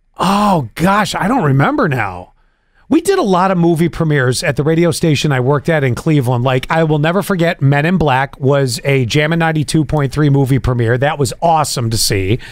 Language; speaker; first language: English; native; English